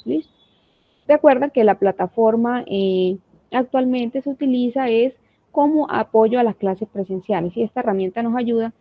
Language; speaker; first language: Spanish; native; Spanish